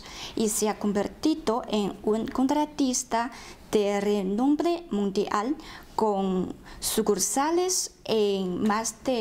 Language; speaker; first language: Spanish; non-native, fluent; Chinese